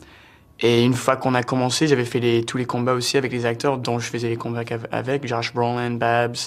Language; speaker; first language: French; early bilingual, heritage; French